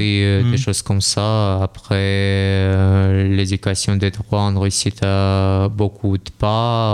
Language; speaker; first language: French; non-native, learner; Russian